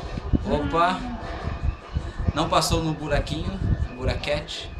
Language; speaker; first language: Portuguese; native; Portuguese